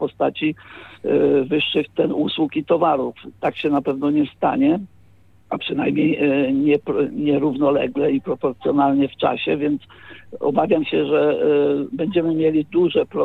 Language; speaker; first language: Polish; native; Polish